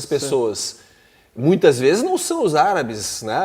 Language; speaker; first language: Portuguese; native; Portuguese